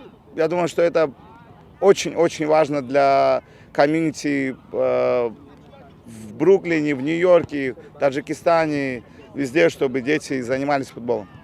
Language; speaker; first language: Russian; non-native, local second language; Uzbek